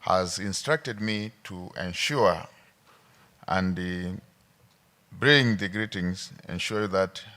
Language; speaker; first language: English; non-native, local second language; Swahili